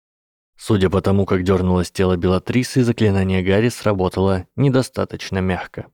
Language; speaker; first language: Russian; native; Russian